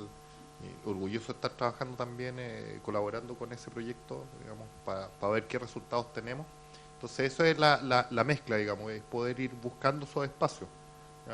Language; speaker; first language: Spanish; native; Spanish